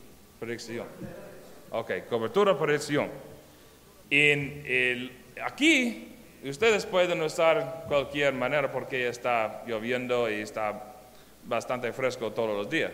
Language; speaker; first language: Spanish; non-native, learner; English